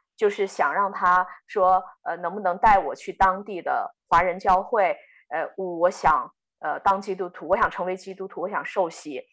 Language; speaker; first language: Chinese; native; Chinese